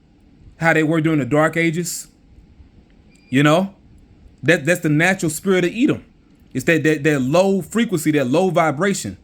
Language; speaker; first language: English; native; English